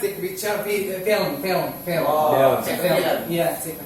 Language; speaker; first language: English; non-native, learner; Indonesian